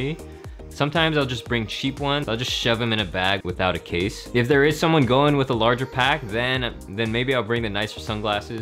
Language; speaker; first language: English; native; English